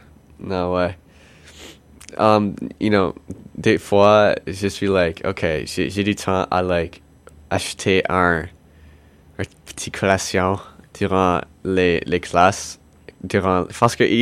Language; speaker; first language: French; non-native, local second language; English